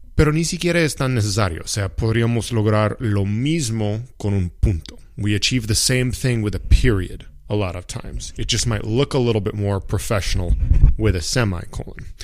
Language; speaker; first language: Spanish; non-native, fluent; English